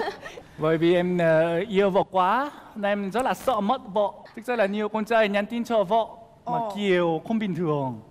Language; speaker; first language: Vietnamese; non-native, fluent; Korean